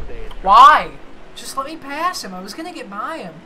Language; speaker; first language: English; native; English